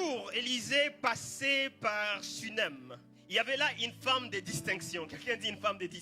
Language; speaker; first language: French; native; French